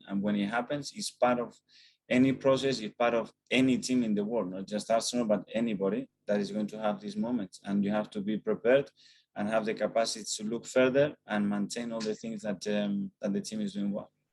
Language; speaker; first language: English; non-native, fluent; Spanish